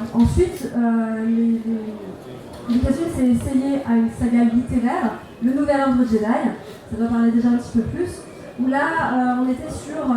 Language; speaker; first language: French; native; French